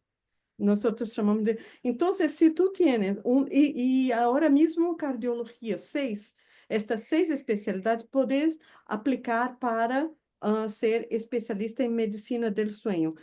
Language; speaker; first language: Spanish; non-native, fluent; Portuguese